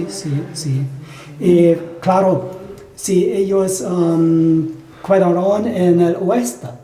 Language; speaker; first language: Spanish; non-native, fluent; German